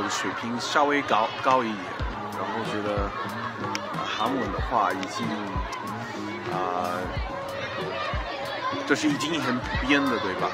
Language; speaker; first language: Chinese; non-native, fluent; English